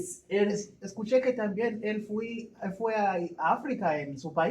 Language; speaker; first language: Spanish; non-native, learner; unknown